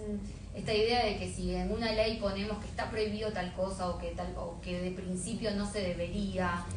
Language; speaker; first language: Spanish; native; Spanish